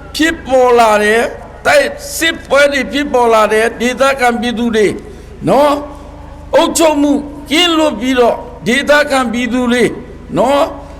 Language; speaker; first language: Burmese; non-native, local second language; Pa'o Karen